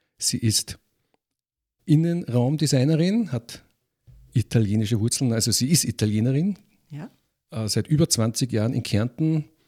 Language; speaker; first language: German; native; German